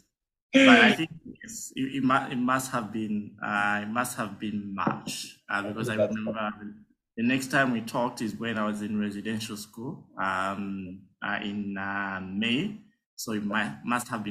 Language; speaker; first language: English; non-native, local second language; Nyanja